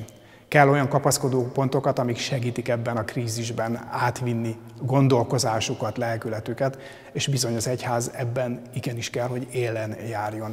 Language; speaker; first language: Hungarian; native; Hungarian